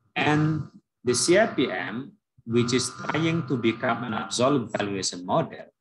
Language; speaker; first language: English; non-native, fluent; Indonesian